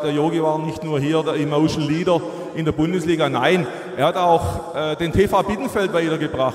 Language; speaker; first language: German; native; German